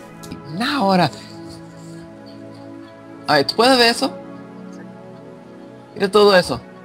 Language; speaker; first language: Spanish; early bilingual, heritage; English